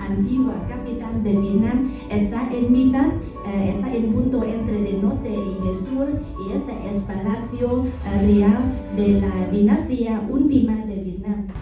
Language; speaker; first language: Spanish; non-native, learner; Vietnamese